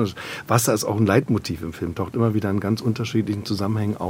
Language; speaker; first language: German; native; German